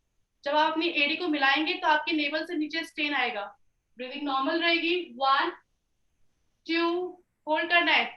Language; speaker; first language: Hindi; native; Hindi